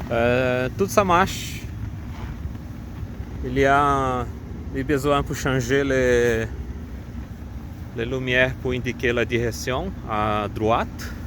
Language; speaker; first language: French; non-native, learner; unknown